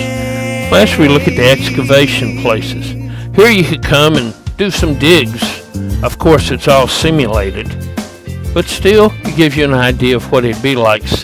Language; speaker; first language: English; native; English